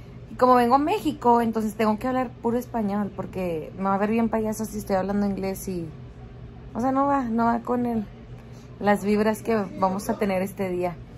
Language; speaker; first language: Spanish; early bilingual, heritage; Spanish